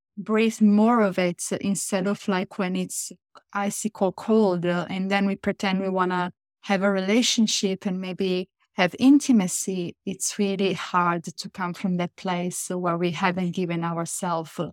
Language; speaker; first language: English; non-native, fluent; Italian